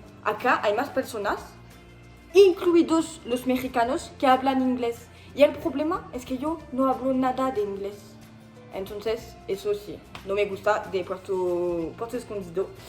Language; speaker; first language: Spanish; non-native, learner; French